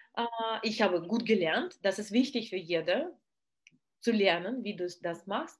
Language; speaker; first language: German; non-native, learner; Russian